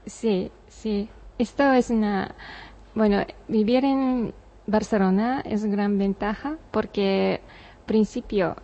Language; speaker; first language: Spanish; non-native, learner; Japanese